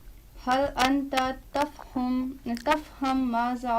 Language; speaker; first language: Arabic; non-native, learner; Urdu